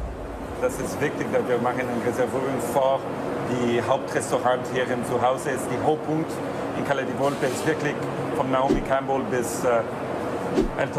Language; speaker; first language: German; non-native, fluent; Italian